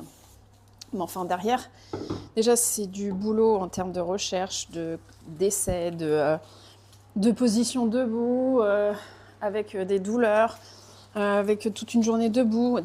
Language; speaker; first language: French; native; French